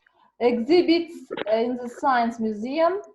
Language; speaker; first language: English; non-native, learner; Kazakh